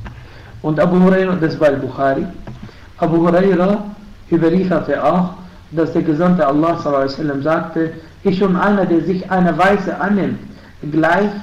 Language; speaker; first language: German; non-native, fluent; Arabic